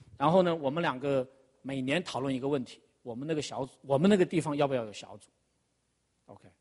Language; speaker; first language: Chinese; native; Chinese